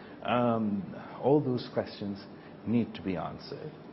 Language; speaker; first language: English; non-native, local second language; Urdu